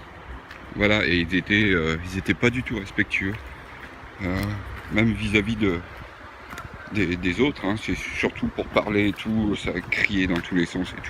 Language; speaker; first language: French; native; French